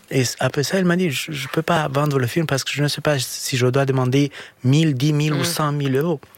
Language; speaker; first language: French; non-native, fluent; Romanian